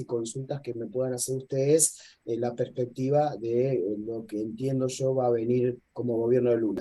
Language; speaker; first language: Spanish; native; Spanish